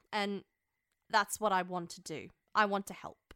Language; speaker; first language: English; early bilingual, other home language; French